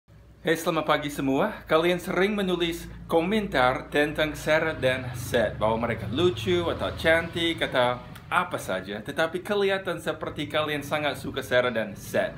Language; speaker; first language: Indonesian; non-native, fluent; English